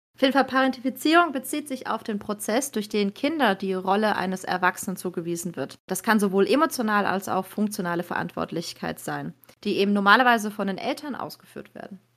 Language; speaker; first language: German; early bilingual, other home language; Persian